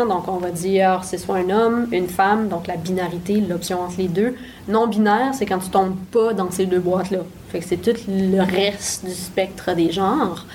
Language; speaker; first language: French; native; French